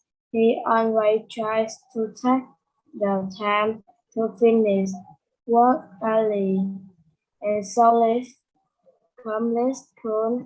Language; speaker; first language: English; non-native, learner; Vietnamese